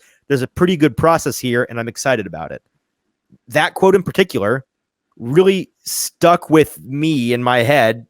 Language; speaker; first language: English; native; English